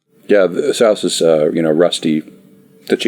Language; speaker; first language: English; native; English